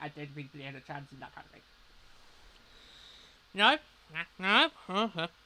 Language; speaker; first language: English; native; English